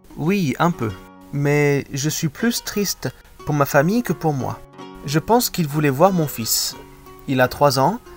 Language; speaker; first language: French; native; French